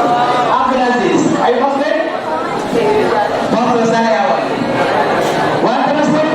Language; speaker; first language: Arabic; non-native, fluent; Indonesian